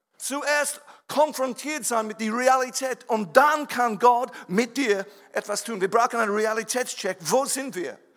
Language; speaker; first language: German; non-native, fluent; English